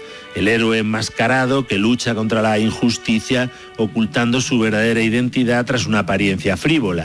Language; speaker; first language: Spanish; native; Spanish